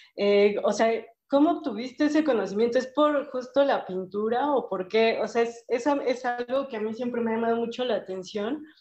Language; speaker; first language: Spanish; native; Spanish